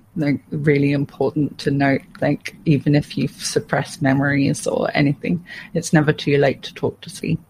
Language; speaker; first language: English; native; English